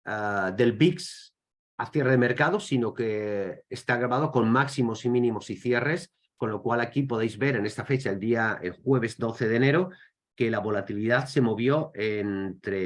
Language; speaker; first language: Spanish; native; Spanish